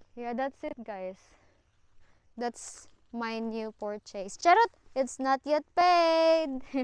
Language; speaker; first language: English; non-native, local second language; Cebuano